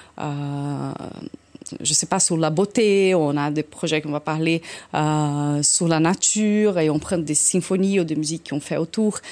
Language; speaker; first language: French; non-native, fluent; Portuguese